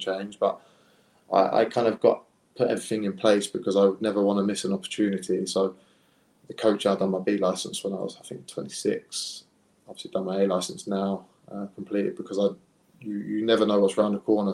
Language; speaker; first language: English; native; English